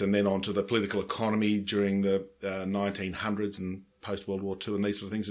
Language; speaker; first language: English; native; English